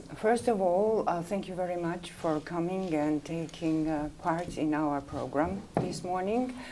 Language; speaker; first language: English; non-native, fluent; Georgian